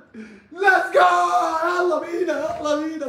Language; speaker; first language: Arabic; native; Arabic